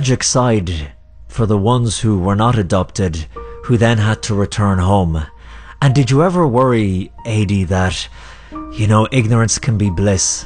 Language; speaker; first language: English; native; English